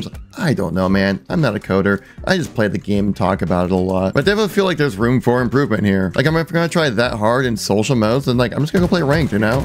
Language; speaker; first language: English; native; English